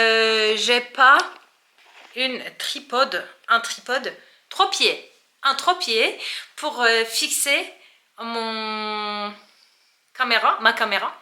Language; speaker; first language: French; non-native, learner; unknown